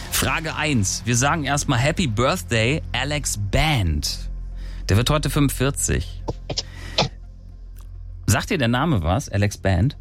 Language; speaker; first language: German; native; German